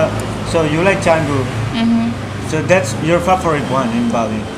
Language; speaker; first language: English; non-native, learner; Indonesian